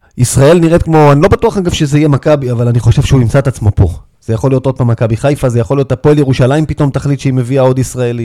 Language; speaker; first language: Hebrew; native; Hebrew